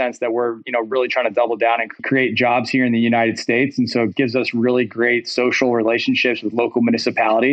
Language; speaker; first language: English; native; English